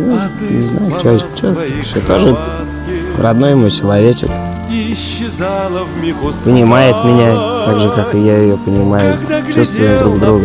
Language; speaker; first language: Russian; native; Russian